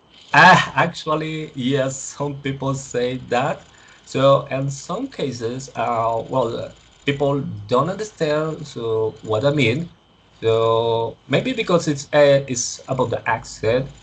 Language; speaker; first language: English; non-native, learner; Spanish